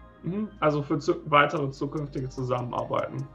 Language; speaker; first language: German; native; German